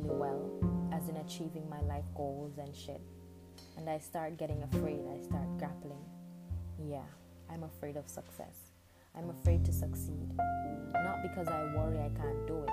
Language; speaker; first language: English; non-native, local second language; Jamaican Creole English